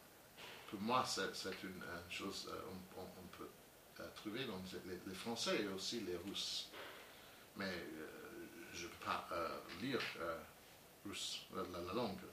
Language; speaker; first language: French; non-native, learner; English